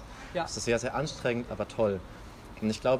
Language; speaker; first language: German; native; German